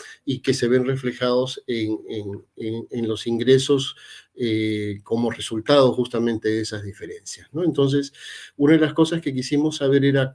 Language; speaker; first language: Spanish; native; Spanish